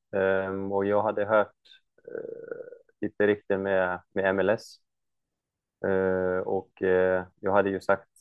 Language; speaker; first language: Swedish; non-native, fluent; Icelandic